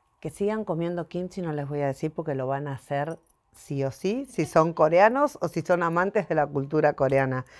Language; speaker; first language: Spanish; native; Spanish